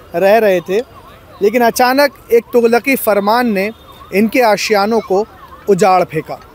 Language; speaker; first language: Hindi; native; Hindi